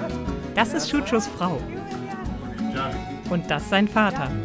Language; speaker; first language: German; native; German